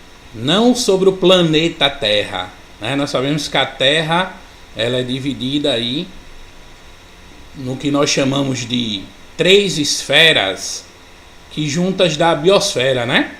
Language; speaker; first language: Portuguese; native; Portuguese